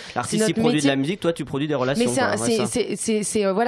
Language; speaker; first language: French; native; French